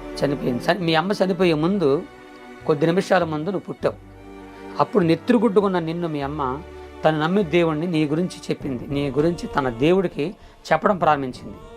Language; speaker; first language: Telugu; non-native, local second language; Koya